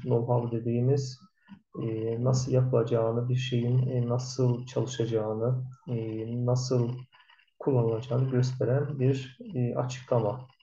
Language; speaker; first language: Turkish; native; Turkish